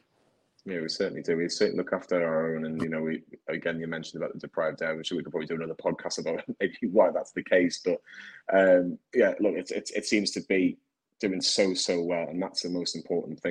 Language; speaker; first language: English; native; English